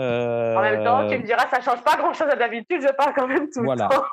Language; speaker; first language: French; native; French